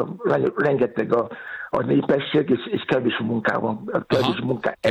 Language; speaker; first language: Hungarian; non-native, learner; Yoruba